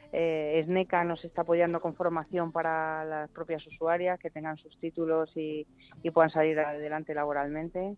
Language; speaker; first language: Spanish; native; Spanish